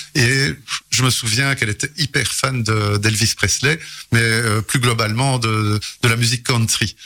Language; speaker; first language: French; native; French